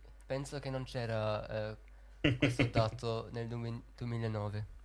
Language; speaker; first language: Italian; early bilingual, heritage; Italian